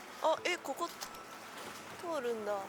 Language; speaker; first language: Japanese; native; Japanese